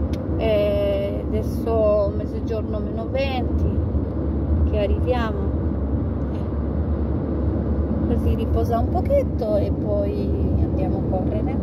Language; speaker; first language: Italian; non-native, learner; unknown